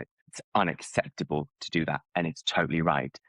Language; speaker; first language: English; native; English